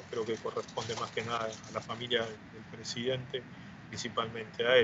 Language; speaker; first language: Spanish; native; Spanish